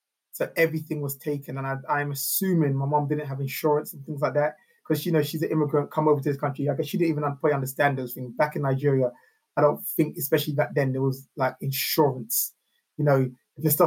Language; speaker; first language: English; native; English